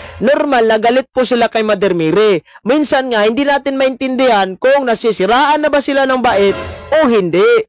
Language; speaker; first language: Filipino; non-native, local second language; Cebuano